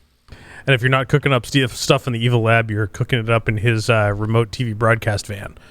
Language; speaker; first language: English; native; English